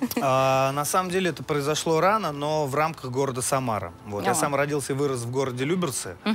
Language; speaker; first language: Russian; native; Russian